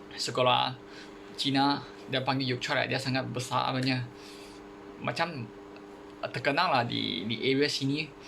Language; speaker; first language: Malay; non-native, local second language; Chinese